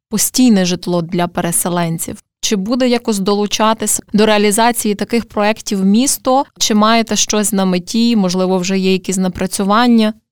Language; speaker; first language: Ukrainian; native; Ukrainian